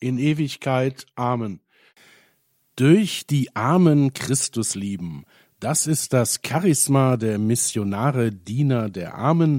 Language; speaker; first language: German; native; German